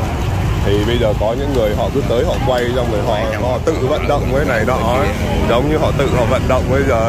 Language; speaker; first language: Vietnamese; native; Vietnamese